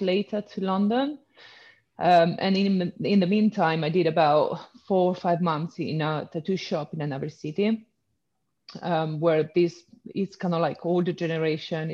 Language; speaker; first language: English; non-native, fluent; Italian